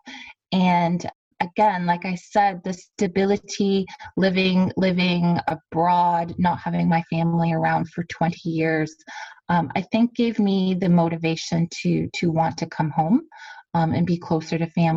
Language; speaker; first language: English; native; English